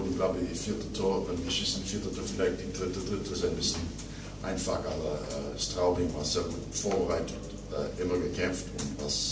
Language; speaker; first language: German; non-native, fluent; English